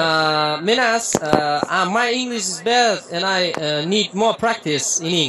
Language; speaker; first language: English; non-native, learner; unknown